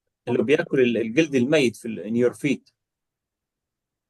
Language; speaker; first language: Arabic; native; Arabic